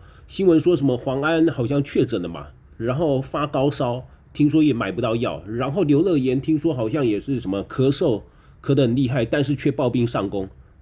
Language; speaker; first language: Chinese; native; Chinese